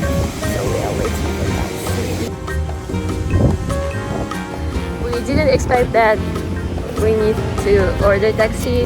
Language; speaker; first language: English; non-native, learner; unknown